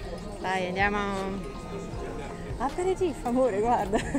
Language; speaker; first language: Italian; non-native, learner; Russian